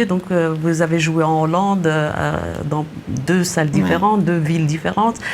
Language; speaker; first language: French; native; French